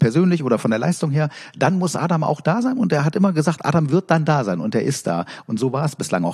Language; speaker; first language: German; native; German